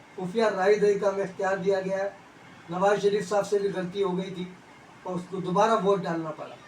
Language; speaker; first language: Urdu; native; Urdu